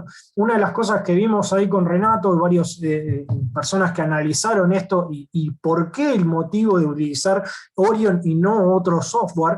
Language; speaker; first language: Spanish; native; Spanish